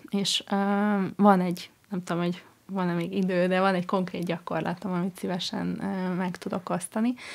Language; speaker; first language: Hungarian; non-native, fluent; English